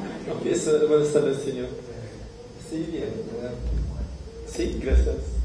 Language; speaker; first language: Spanish; non-native, learner; French